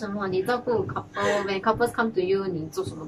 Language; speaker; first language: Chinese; non-native, local second language; English